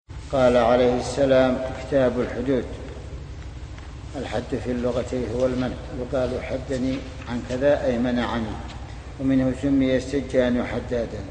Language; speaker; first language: Arabic; native; Arabic